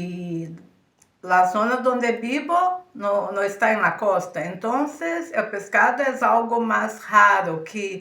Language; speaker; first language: Spanish; early bilingual, heritage; Spanish